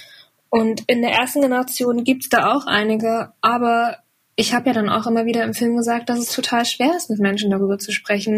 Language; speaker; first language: German; native; German